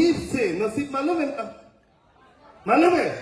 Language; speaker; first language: Hindi; non-native, learner; Bangla